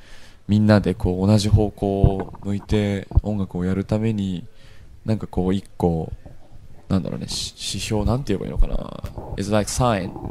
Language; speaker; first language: Japanese; native; Japanese